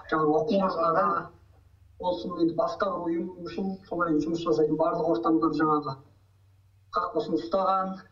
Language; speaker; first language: Kazakh; early bilingual, heritage; Kazakh